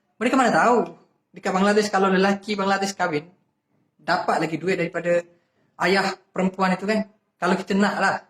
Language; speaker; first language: Malay; non-native, fluent; Bangla